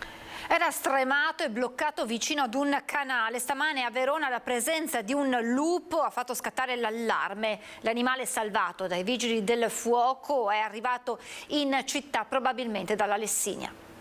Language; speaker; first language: Italian; native; Italian